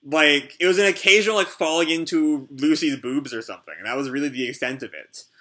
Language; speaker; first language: English; native; English